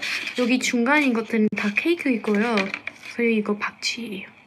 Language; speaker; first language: Korean; non-native, fluent; English